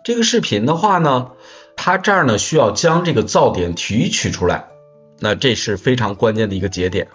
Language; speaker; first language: Chinese; native; Chinese